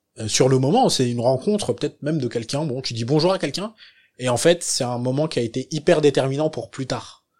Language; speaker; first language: French; native; French